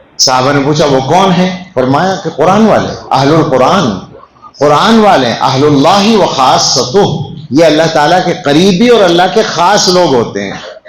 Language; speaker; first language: Urdu; native; Urdu